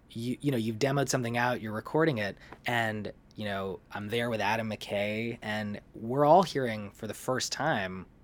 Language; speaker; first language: English; native; English